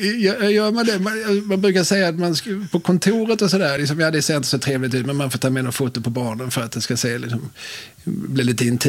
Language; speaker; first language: Swedish; native; Swedish